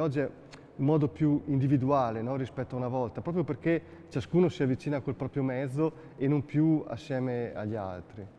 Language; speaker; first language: Italian; native; Italian